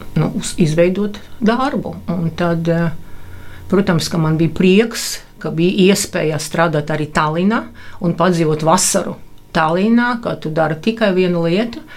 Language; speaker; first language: Latvian; non-native, local second language; Russian